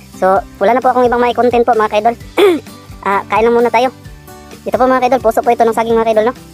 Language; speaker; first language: Filipino; non-native, local second language; Cebuano